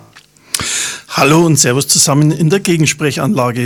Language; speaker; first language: German; native; German